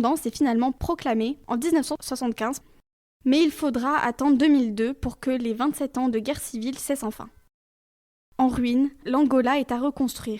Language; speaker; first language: French; native; French